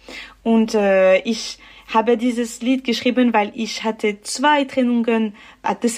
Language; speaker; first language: German; non-native, learner; French